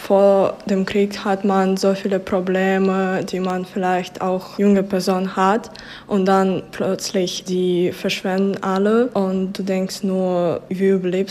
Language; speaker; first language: German; non-native, fluent; Ukrainian